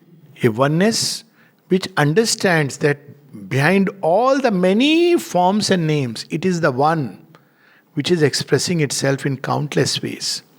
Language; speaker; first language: English; non-native, local second language; Hindi